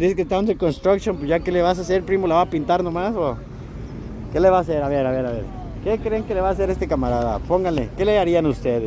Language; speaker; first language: Spanish; early bilingual, heritage; Spanish